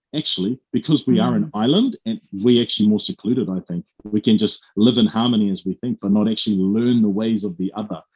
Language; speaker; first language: English; native; English